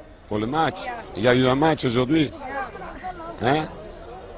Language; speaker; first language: French; non-native, fluent; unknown